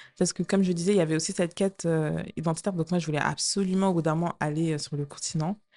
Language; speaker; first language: French; native; French